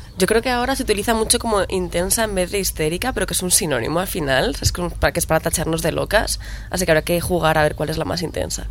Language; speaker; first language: Spanish; native; Spanish